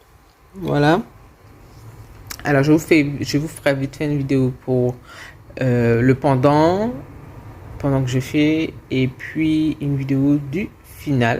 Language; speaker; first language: French; native; French